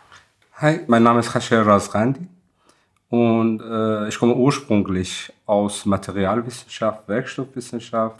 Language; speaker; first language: German; non-native, fluent; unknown